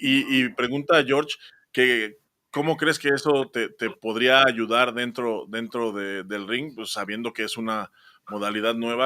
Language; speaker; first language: Spanish; native; Spanish